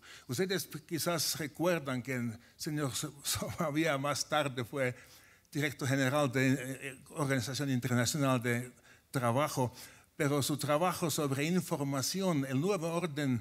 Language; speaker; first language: Spanish; non-native, fluent; Finnish